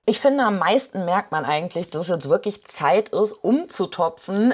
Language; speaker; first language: German; native; German